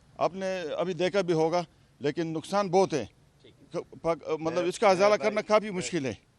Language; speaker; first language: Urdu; non-native, local second language; Pashto